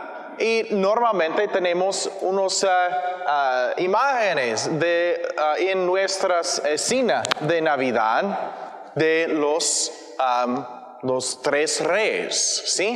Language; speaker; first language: Spanish; non-native, learner; English